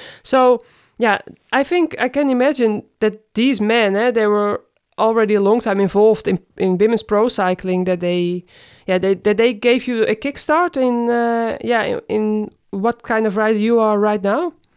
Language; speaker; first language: English; non-native, fluent; Dutch